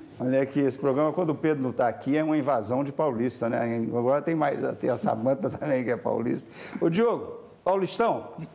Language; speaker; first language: Portuguese; native; Portuguese